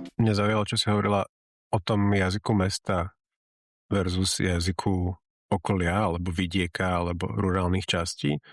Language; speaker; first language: Slovak; native; Slovak